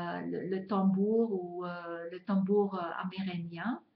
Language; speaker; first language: French; non-native, fluent; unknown